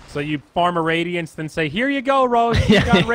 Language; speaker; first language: English; native; English